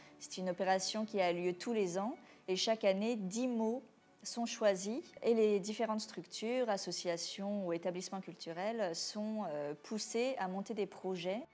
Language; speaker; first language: French; native; French